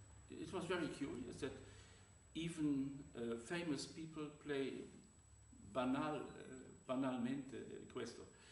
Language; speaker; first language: English; non-native, fluent; German